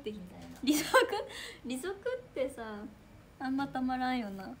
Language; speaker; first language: Japanese; native; Japanese